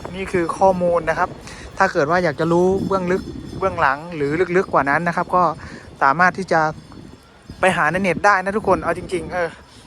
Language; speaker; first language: Thai; native; Thai